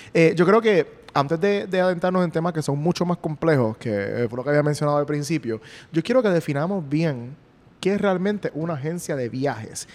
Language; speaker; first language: Spanish; native; Spanish